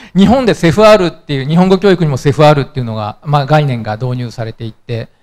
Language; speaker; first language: Japanese; native; Japanese